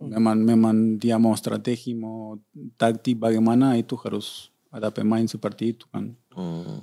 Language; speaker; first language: Indonesian; non-native, fluent; Spanish